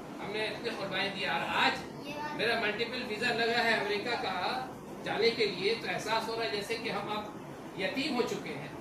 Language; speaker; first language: Hindi; native; Hindi